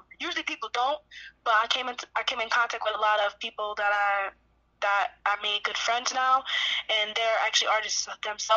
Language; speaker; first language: English; native; English